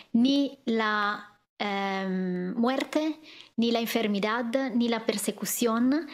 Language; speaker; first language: Spanish; non-native, learner; Italian